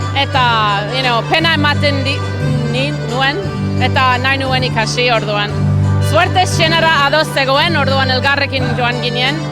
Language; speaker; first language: Basque; non-native, learner; English